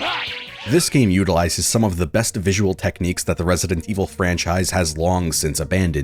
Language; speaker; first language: English; native; English